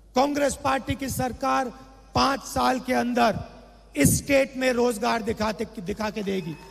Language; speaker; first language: Hindi; native; Hindi